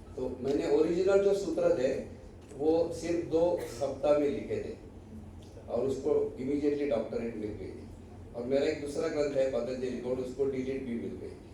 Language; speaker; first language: Hindi; non-native, local second language; Marathi